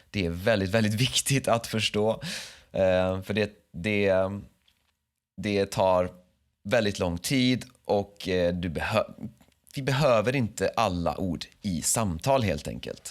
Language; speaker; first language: Swedish; native; Swedish